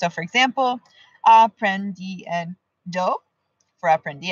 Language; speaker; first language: Spanish; non-native, fluent; English